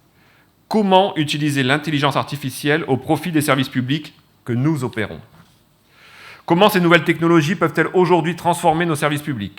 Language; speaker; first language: French; native; French